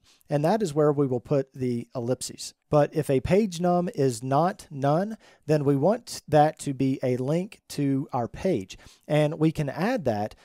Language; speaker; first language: English; native; English